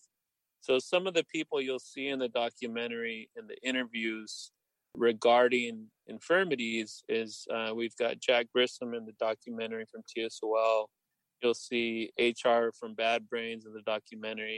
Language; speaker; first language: English; native; English